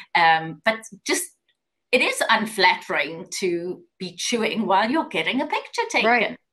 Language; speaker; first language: English; native; English